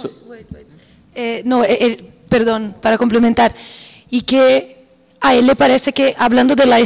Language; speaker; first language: Spanish; non-native, fluent; German